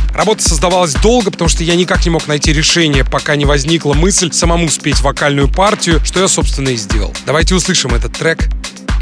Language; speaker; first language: Russian; native; Russian